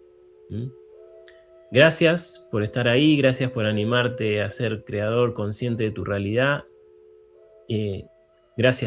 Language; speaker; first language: Spanish; native; Spanish